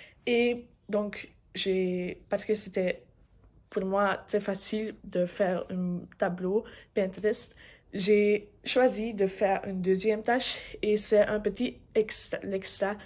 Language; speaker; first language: French; non-native, learner; English